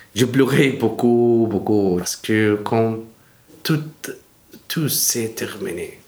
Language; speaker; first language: French; non-native, learner; Arabic